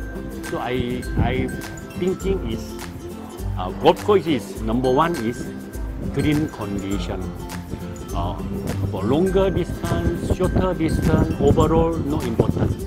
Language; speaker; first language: English; non-native, learner; Korean